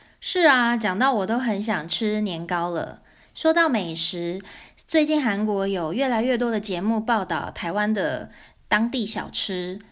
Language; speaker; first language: Chinese; native; Chinese